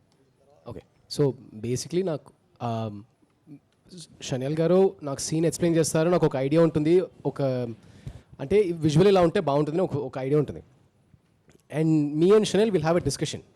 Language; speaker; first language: Telugu; early bilingual, heritage; Telugu